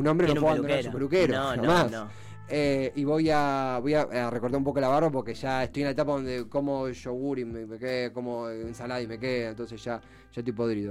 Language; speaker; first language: Spanish; native; Spanish